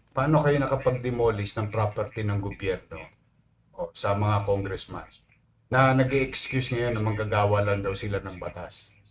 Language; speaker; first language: Filipino; native; Filipino